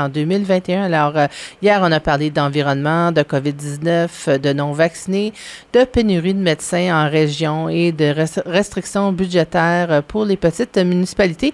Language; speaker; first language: French; native; French